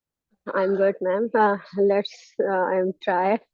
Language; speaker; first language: English; non-native, learner; Urdu